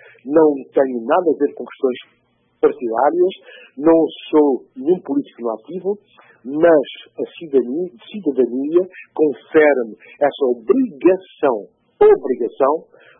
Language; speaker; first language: Portuguese; non-native, local second language; Upper Guinea Crioulo